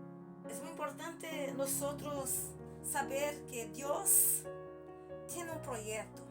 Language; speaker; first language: Spanish; non-native, learner; Portuguese